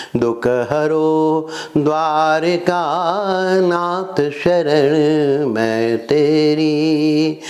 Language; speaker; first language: Hindi; native; Hindi